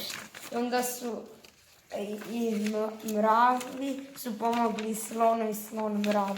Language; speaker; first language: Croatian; early bilingual, heritage; Serbian